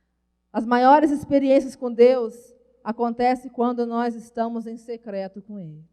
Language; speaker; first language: Portuguese; native; Portuguese